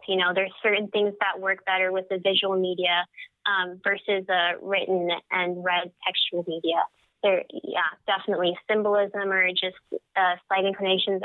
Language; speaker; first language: English; native; English